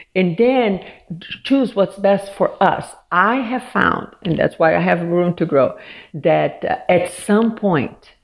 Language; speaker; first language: English; non-native, fluent; Portuguese